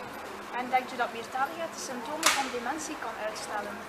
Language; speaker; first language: Dutch; native; Dutch